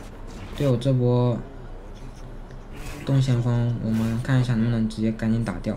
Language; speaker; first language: Chinese; native; Chinese